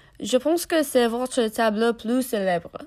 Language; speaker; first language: French; non-native, learner; English